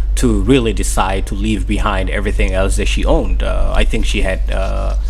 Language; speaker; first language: English; non-native, fluent; Somali